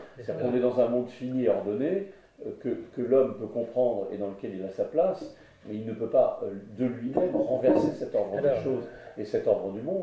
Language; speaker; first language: French; native; French